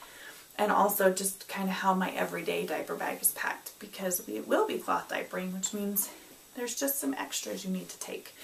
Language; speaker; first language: English; native; English